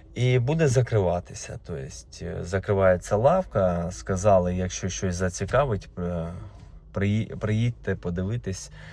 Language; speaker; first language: Ukrainian; native; Ukrainian